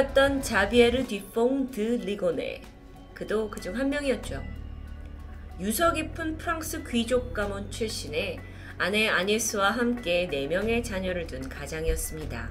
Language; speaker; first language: Korean; native; Korean